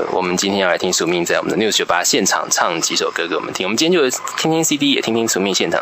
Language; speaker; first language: Chinese; native; Chinese